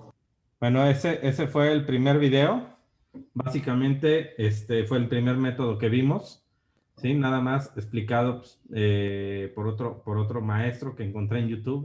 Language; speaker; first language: Spanish; native; Spanish